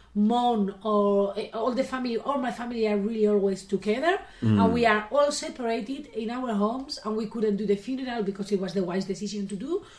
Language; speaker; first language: English; non-native, fluent; Spanish